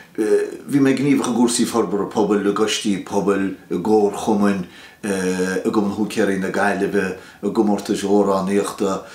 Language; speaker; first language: Irish; native; Irish